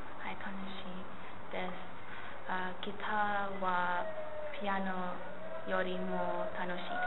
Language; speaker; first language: Japanese; non-native, learner; English